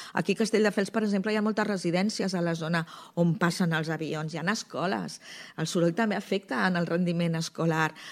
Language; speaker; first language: Catalan; native; Catalan